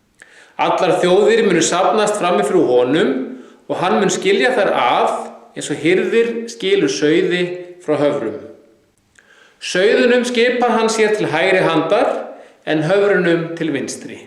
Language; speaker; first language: Icelandic; native; Icelandic